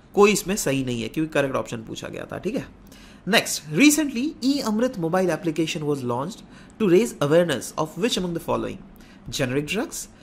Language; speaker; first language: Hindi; non-native, local second language; Assamese